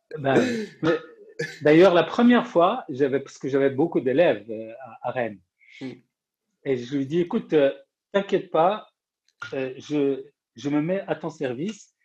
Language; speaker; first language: French; non-native, local second language; Arabic